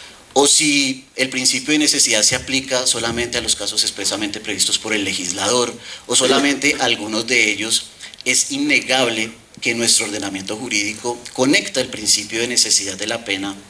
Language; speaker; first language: Spanish; native; Spanish